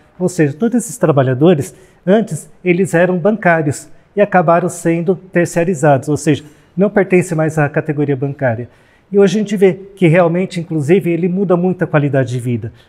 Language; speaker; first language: Portuguese; native; Portuguese